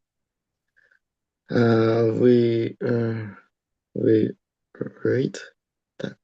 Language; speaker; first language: English; non-native, learner; Russian